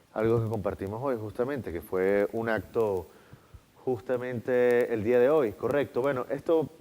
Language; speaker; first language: Spanish; native; Spanish